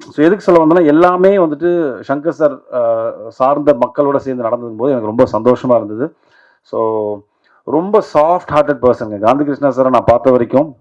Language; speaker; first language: Tamil; native; Tamil